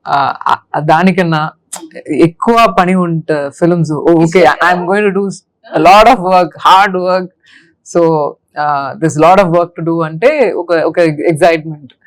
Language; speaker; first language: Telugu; non-native, learner; Tamil